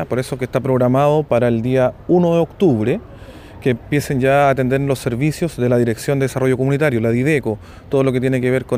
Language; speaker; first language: Spanish; native; Spanish